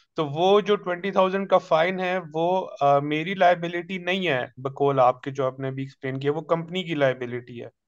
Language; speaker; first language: Urdu; native; Urdu